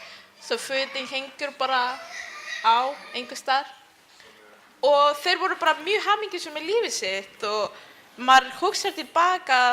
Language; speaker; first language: Icelandic; early bilingual, other home language; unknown